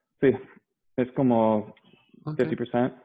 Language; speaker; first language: Spanish; non-native, learner; English